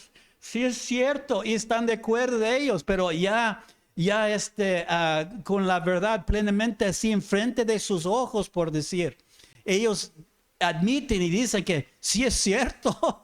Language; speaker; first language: Spanish; non-native, fluent; English